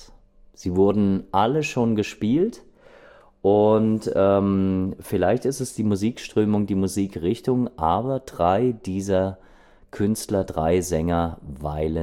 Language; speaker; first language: German; native; German